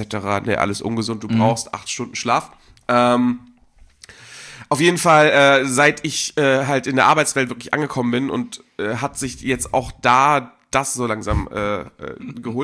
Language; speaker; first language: German; native; German